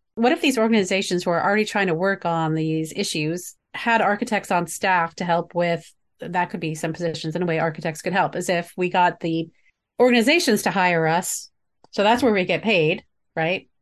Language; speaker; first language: English; native; English